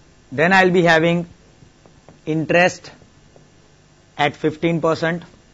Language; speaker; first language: English; non-native, local second language; Gujarati